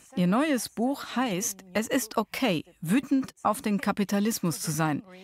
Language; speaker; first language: German; native; German